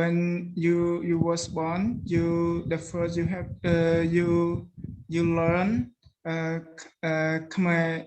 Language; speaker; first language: English; non-native, learner; Khmer